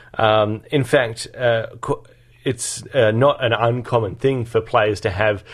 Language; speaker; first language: English; native; English